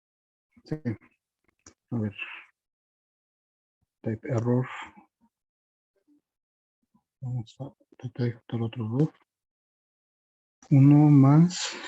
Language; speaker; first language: Spanish; native; Spanish